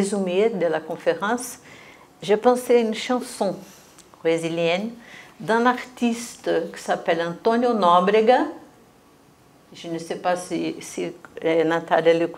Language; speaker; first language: French; non-native, fluent; Portuguese